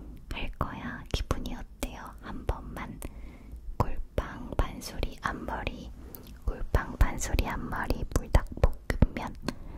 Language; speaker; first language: Korean; native; Korean